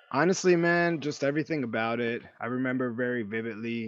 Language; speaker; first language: English; native; English